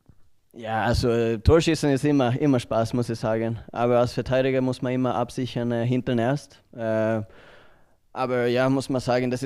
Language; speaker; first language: German; non-native, learner; Swedish